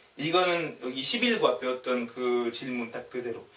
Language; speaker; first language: Korean; non-native, fluent; French